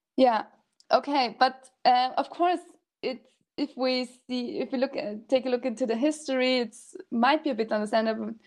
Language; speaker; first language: English; non-native, fluent; German